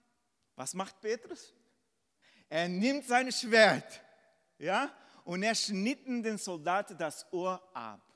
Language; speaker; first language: German; non-native, fluent; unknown